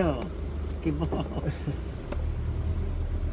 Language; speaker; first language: Portuguese; non-native, fluent; English